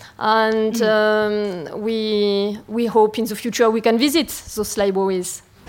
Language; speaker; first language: English; non-native, fluent; French